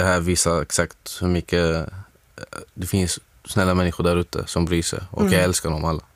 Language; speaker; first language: Swedish; non-native, fluent; Arabic